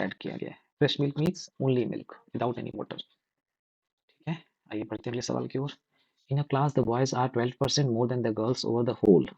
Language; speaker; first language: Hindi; native; Hindi